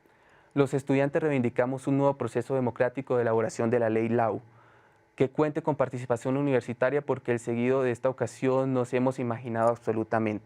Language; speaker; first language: Spanish; native; Spanish